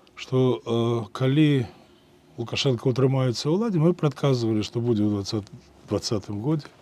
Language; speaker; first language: Belarusian; native; Belarusian